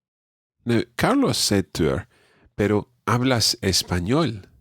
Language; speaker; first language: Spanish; non-native, fluent; English